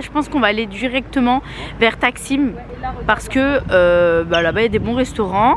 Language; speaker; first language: French; native; French